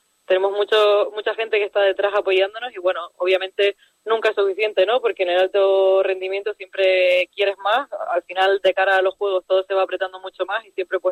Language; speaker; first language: Spanish; native; Spanish